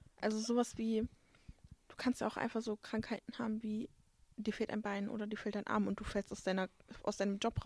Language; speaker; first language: German; native; German